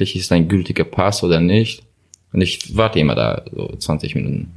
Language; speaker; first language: German; non-native, learner; Azerbaijani